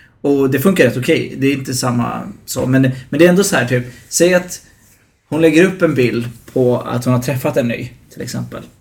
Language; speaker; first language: Swedish; early bilingual, other home language; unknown